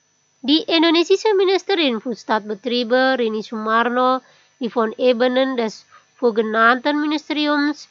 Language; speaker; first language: German; non-native, fluent; Indonesian